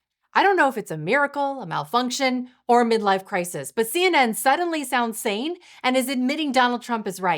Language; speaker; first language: English; native; English